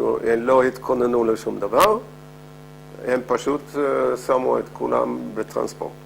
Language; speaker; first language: Hebrew; non-native, fluent; Dutch